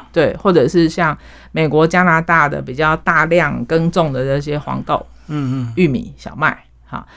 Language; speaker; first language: Chinese; native; Chinese